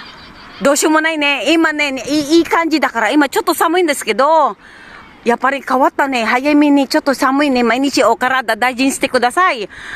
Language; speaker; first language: Japanese; non-native, learner; Filipino